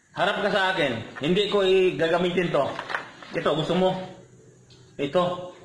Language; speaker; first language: Filipino; non-native, local second language; Cebuano